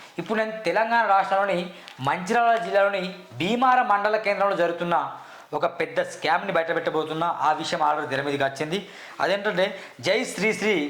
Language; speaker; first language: Telugu; native; Telugu